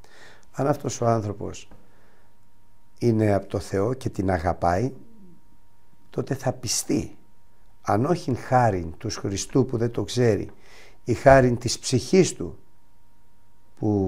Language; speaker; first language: Greek; native; Greek